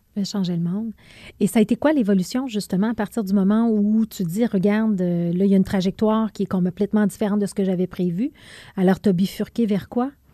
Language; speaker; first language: French; native; French